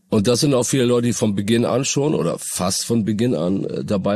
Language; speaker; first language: German; native; German